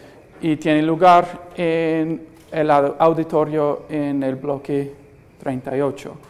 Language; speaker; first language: Spanish; non-native, fluent; English